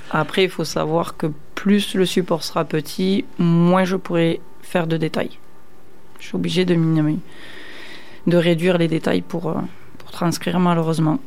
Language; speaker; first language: French; native; French